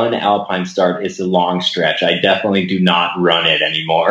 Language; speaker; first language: English; native; English